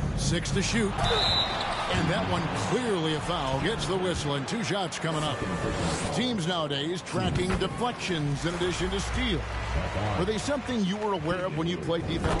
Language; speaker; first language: English; native; English